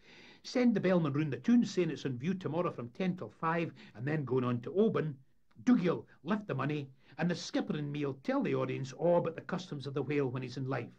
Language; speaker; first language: English; native; English